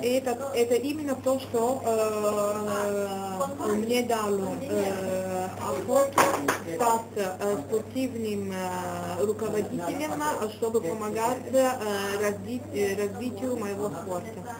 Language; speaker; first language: Russian; non-native, fluent; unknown